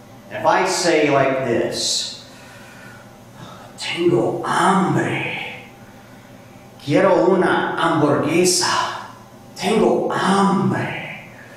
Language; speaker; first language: Spanish; non-native, fluent; English